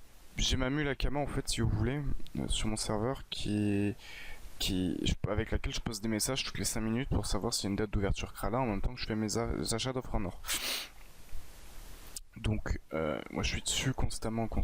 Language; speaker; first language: French; native; French